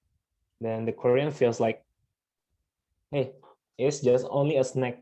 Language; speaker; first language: English; non-native, fluent; Indonesian